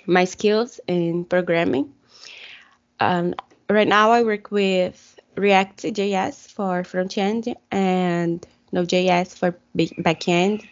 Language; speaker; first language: English; non-native, fluent; Portuguese